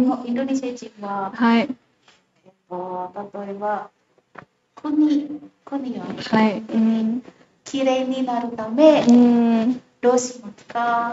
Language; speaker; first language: Japanese; non-native, learner; Indonesian